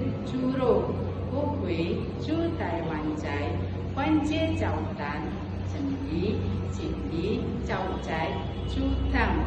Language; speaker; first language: Chinese; non-native, learner; Indonesian